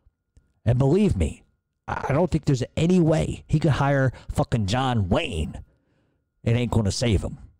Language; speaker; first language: English; native; English